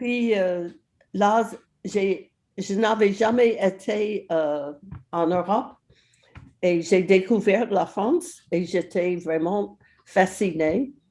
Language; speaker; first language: French; non-native, fluent; English